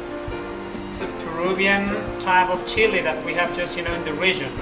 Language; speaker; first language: English; non-native, fluent; Spanish